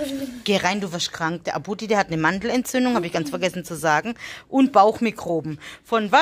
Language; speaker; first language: German; native; German